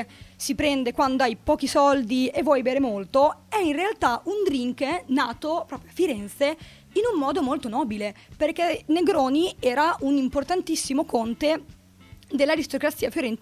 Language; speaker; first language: Italian; native; Italian